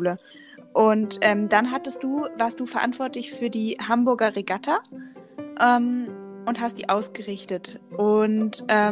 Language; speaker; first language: German; native; German